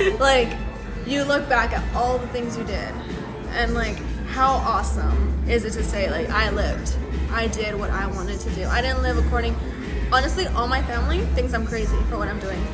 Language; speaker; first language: English; early bilingual, other home language; Spanish